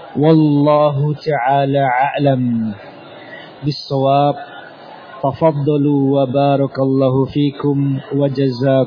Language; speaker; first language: Arabic; non-native, fluent; Indonesian